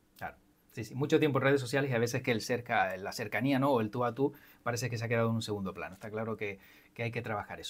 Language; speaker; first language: Spanish; native; Spanish